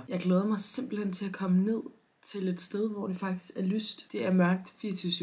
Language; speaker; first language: Danish; native; Danish